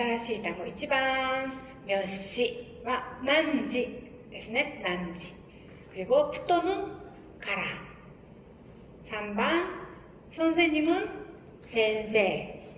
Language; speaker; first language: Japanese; non-native, fluent; Korean